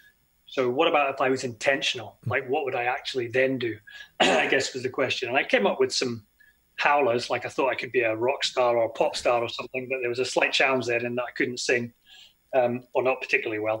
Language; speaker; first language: English; native; English